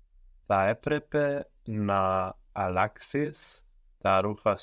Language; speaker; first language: Greek; non-native, learner; English